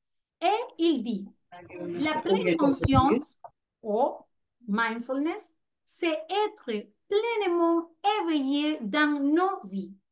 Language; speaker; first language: French; non-native, fluent; Spanish